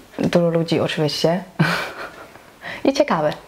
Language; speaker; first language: Polish; non-native, learner; Chinese